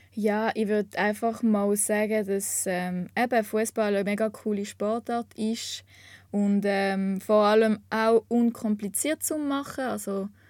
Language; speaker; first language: German; non-native, local second language; French